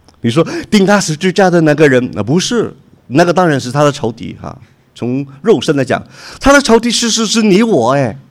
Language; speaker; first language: Chinese; non-native, local second language; Cantonese